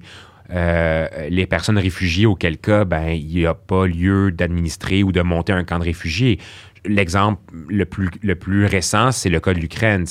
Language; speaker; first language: French; early bilingual, other home language; Arabic